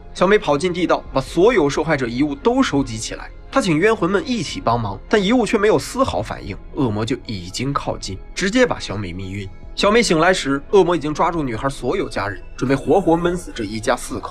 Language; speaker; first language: Chinese; native; Chinese